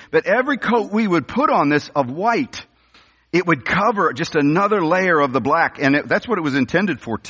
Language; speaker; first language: English; native; English